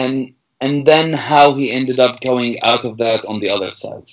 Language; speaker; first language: English; non-native, fluent; Arabic